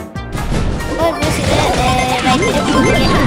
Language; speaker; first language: Norwegian; early bilingual, other home language; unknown